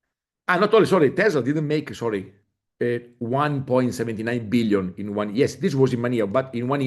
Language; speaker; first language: English; non-native, fluent; Italian